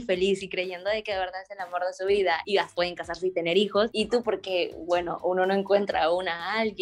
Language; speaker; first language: Spanish; native; Spanish